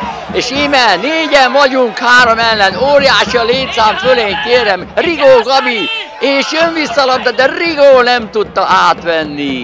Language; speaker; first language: Hungarian; native; Hungarian